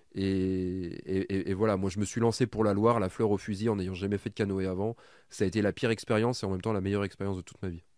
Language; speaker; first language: French; native; French